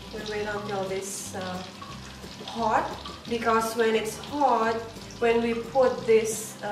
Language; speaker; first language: English; non-native, learner; Indonesian